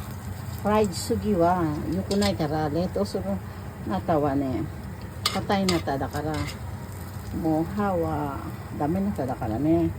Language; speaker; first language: Japanese; non-native, learner; Filipino